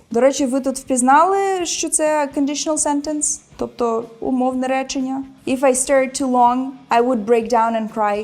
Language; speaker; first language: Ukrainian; non-native, local second language; Russian